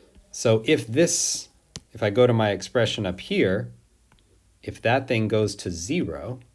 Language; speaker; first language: English; native; English